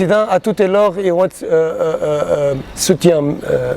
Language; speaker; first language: French; non-native, learner; Portuguese